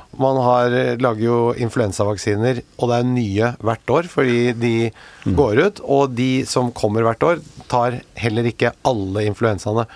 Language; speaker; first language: Norwegian; native; Norwegian